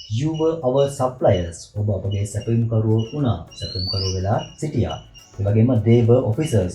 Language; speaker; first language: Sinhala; native; Sinhala